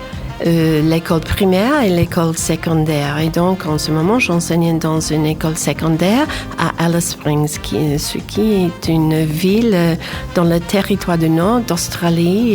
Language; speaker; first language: French; non-native, fluent; English